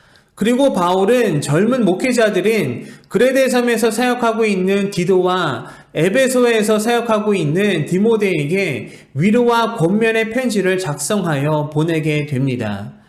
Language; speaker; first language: Korean; native; Korean